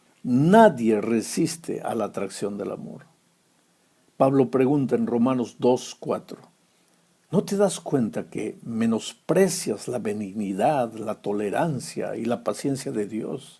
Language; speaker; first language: Spanish; native; Spanish